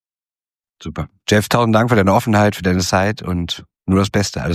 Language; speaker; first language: German; native; German